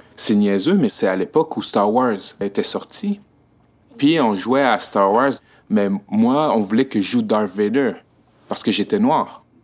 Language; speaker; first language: French; native; French